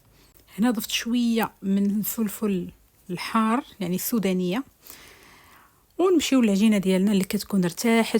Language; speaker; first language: Arabic; native; Arabic